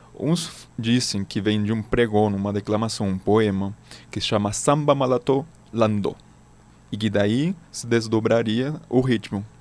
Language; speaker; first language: Portuguese; non-native, fluent; Spanish